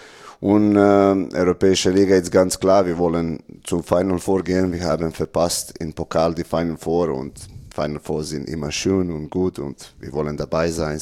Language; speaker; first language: German; non-native, learner; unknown